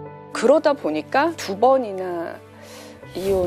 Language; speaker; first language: Korean; native; Korean